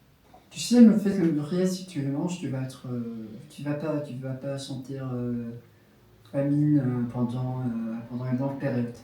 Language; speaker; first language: French; non-native, local second language; Arabic